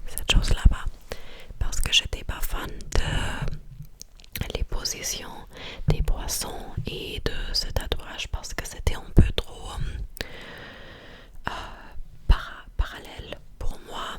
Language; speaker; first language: French; non-native, learner; English